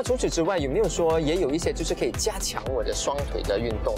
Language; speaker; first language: Chinese; native; Chinese